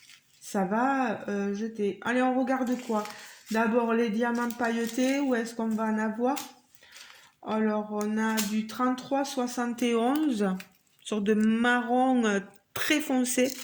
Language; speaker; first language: French; native; French